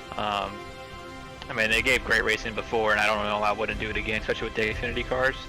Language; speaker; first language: English; native; English